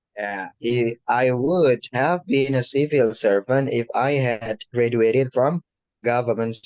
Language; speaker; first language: English; non-native, fluent; Indonesian